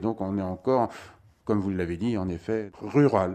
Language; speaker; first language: French; native; French